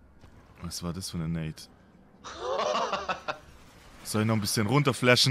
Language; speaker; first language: German; native; German